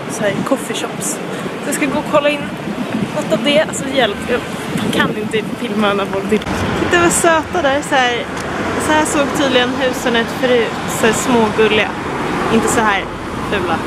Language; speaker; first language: Swedish; native; Swedish